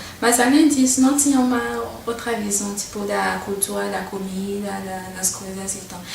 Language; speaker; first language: Portuguese; non-native, fluent; French